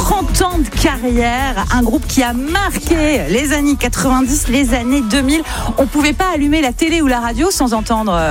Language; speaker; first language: French; native; French